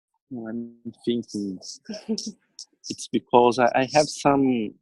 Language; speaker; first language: English; non-native, learner; Portuguese